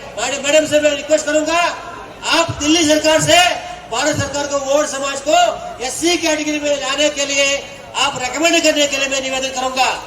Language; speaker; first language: Hindi; non-native, local second language; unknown